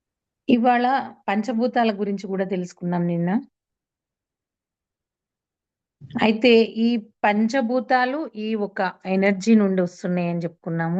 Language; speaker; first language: Telugu; native; Telugu